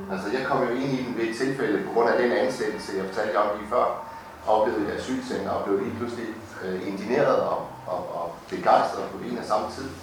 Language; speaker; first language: Danish; native; Danish